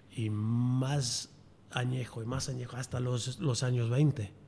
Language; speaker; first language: Spanish; non-native, fluent; English